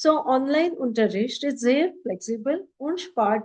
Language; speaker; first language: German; non-native, fluent; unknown